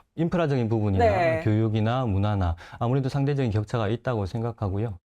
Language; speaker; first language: Korean; native; Korean